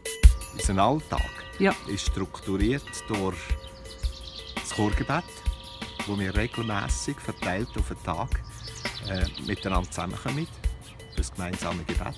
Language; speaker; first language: German; native; German